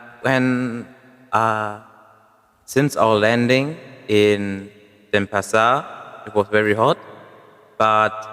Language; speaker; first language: English; non-native, fluent; German